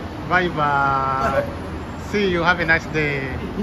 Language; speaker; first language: English; non-native, local second language; Ganda